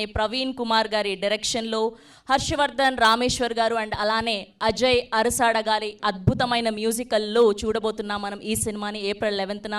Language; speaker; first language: Telugu; native; Telugu